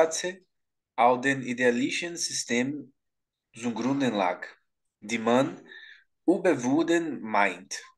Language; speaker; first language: German; non-native, learner; Portuguese